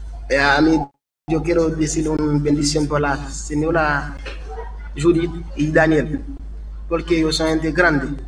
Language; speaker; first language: Spanish; non-native, learner; Haitian Creole